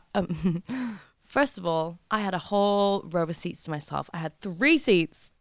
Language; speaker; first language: English; native; English